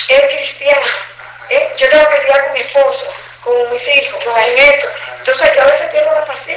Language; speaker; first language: Spanish; native; Spanish